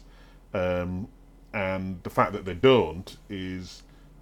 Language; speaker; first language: English; native; English